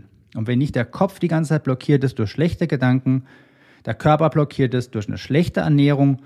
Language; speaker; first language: German; native; German